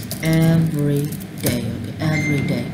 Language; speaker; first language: English; non-native, learner; Vietnamese